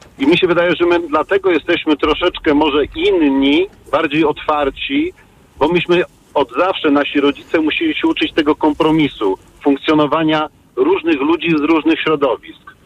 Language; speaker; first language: Polish; native; Polish